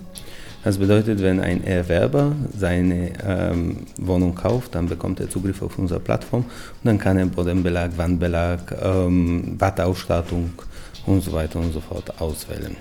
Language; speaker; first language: German; non-native, fluent; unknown